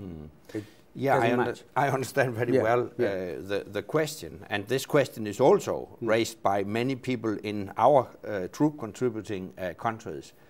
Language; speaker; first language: English; non-native, fluent; Danish